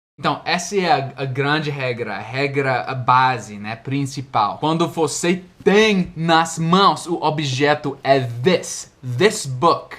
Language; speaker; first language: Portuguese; non-native, fluent; English